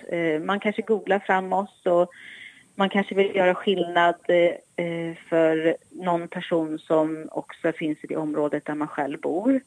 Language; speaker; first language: Swedish; native; Swedish